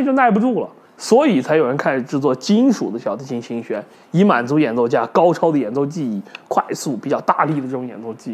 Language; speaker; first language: Chinese; native; Chinese